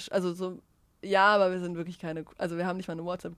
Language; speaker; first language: German; native; German